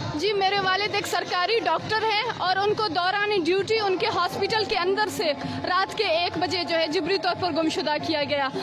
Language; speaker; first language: Urdu; non-native, local second language; Baluchi